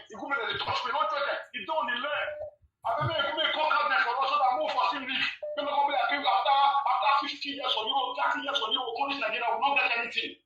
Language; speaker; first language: Nigerian Pidgin; non-native, local second language; Bini